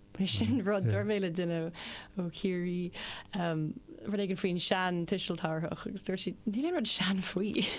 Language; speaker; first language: Irish; non-native, local second language; English